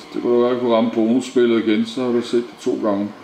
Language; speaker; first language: Danish; native; Danish